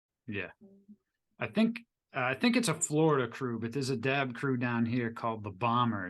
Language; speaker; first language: English; native; English